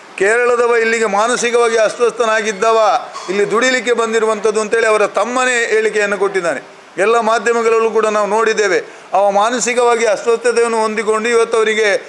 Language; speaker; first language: Kannada; non-native, local second language; Tulu